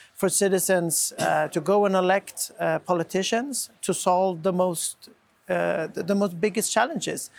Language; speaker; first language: English; non-native, fluent; Swedish